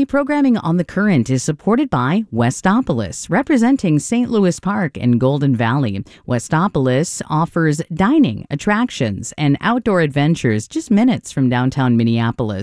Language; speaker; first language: English; native; English